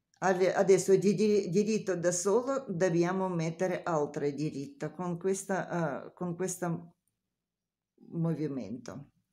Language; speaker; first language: Italian; non-native, learner; Russian